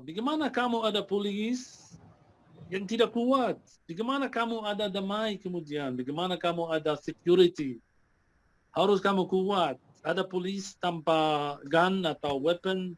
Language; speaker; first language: Indonesian; non-native, fluent; Arabic